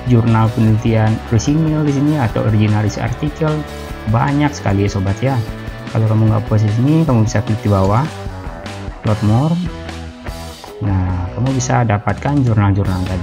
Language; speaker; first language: Indonesian; native; Indonesian